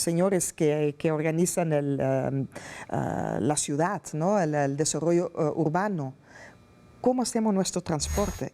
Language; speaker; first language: Spanish; non-native, fluent; Dutch